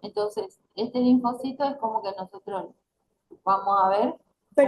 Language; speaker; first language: Spanish; native; Spanish